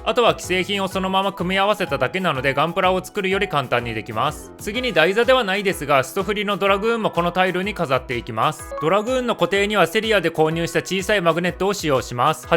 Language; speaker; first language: Japanese; native; Japanese